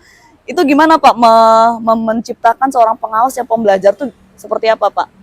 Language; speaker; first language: Indonesian; native; Indonesian